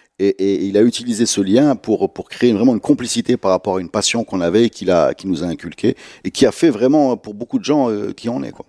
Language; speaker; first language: French; non-native, local second language; Arabic